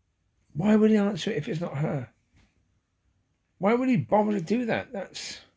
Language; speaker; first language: English; native; English